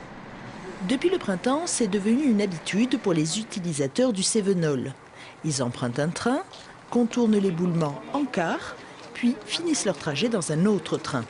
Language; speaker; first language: French; native; French